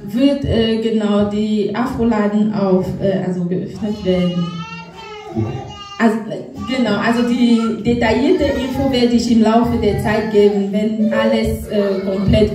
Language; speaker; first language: German; non-native, learner; French